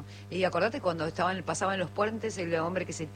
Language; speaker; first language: Spanish; native; Spanish